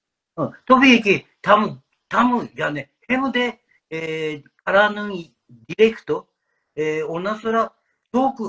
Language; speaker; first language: Turkish; non-native, learner; Japanese